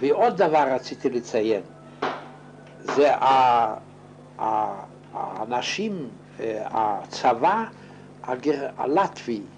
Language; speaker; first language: Hebrew; non-native, fluent; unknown